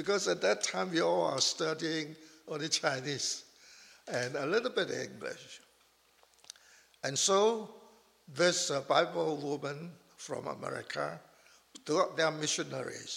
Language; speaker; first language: English; non-native, local second language; Chinese